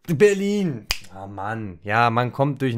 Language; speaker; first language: German; native; German